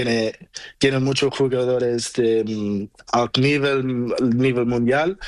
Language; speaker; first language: Spanish; non-native, learner; Portuguese